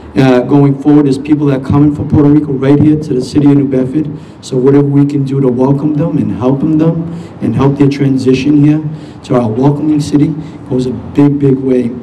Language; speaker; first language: English; native; English